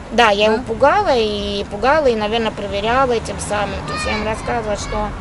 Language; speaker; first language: Russian; native; Russian